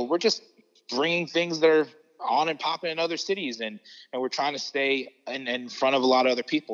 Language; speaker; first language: English; native; English